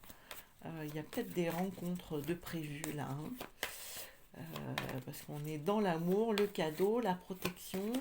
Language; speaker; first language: French; native; French